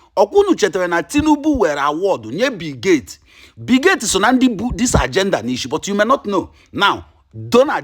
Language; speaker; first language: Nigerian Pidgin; non-native, local second language; Igbo